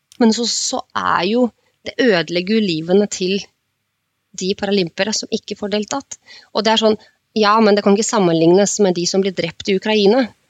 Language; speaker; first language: Norwegian; non-native, fluent; Russian